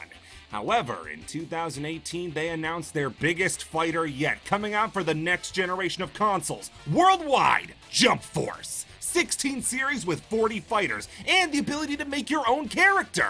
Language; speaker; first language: English; native; English